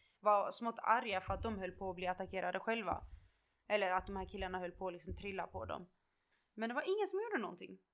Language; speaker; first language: Swedish; early bilingual, other home language; Kurdish